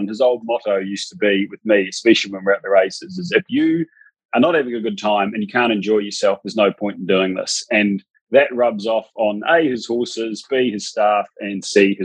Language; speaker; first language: English; native; English